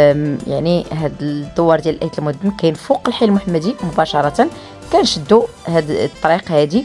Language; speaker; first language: Arabic; native; Arabic